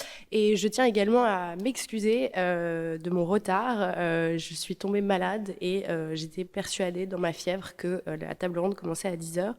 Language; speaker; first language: French; native; French